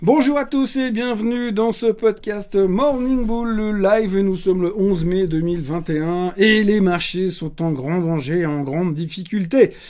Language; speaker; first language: French; native; French